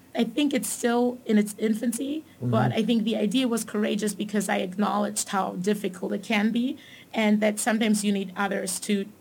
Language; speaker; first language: English; non-native, fluent; German